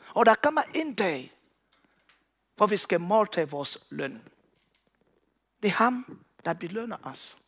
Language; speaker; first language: Danish; non-native, learner; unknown